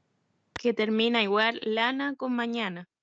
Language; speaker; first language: Spanish; native; Spanish